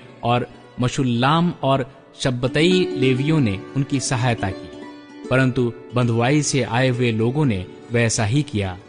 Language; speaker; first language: Hindi; native; Hindi